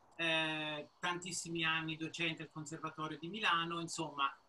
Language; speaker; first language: Italian; native; Italian